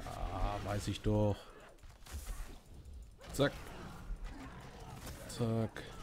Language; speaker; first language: German; native; German